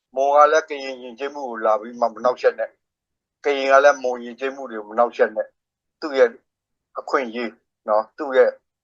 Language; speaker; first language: Burmese; non-native, local second language; S'gaw Karen